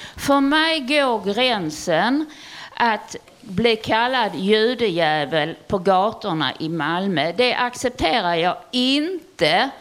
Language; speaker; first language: Swedish; native; Swedish